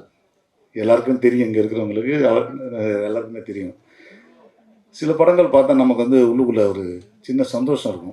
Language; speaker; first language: Tamil; native; Tamil